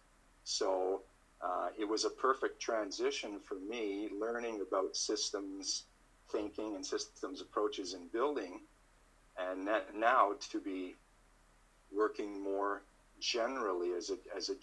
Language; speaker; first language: English; native; English